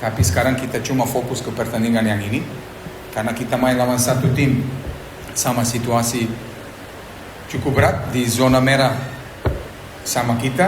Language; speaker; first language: Indonesian; non-native, fluent; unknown